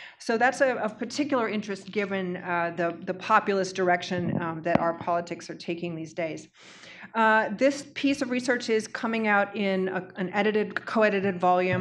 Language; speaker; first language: English; native; English